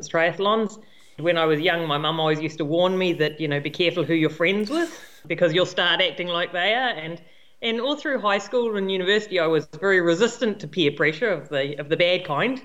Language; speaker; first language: English; native; English